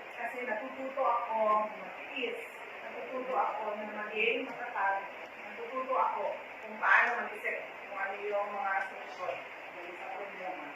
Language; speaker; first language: Filipino; non-native, local second language; Bikol